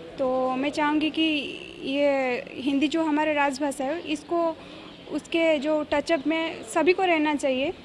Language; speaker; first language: Hindi; non-native, local second language; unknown